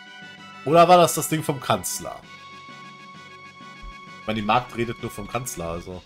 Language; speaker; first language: German; native; German